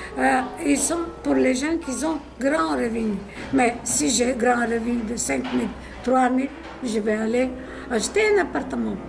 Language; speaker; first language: French; non-native, learner; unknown